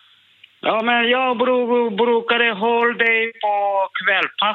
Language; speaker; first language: Swedish; non-native, learner; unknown